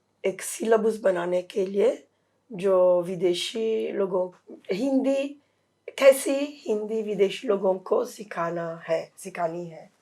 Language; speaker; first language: Hindi; non-native, fluent; Italian